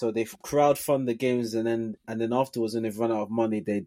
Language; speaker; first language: English; native; English